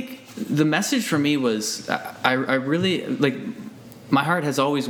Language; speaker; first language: English; native; English